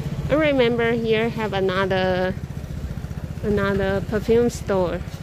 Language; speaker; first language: English; non-native, learner; Chinese